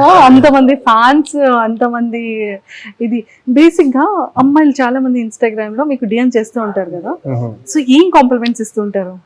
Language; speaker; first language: Telugu; native; Telugu